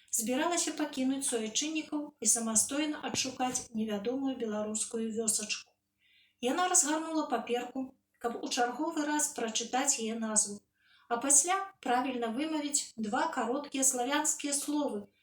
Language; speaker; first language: Belarusian; native; Belarusian